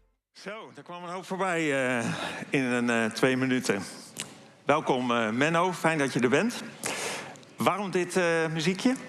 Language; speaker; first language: Dutch; native; Dutch